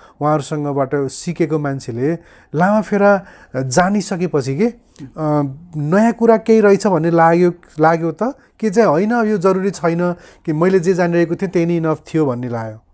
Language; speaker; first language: Nepali; native; Nepali